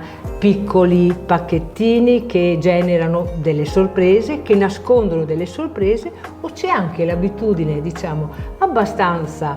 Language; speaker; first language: Italian; native; Italian